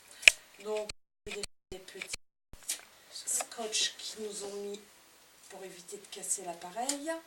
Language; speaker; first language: French; native; French